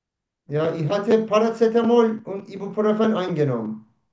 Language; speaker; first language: German; non-native, learner; Turkish